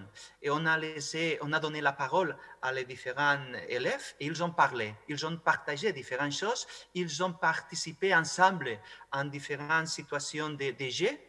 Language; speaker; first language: French; non-native, fluent; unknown